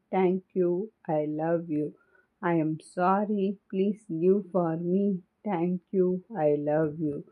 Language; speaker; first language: English; non-native, learner; Tamil